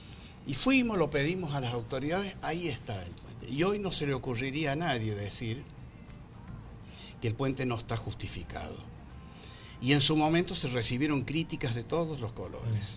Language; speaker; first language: Spanish; native; Spanish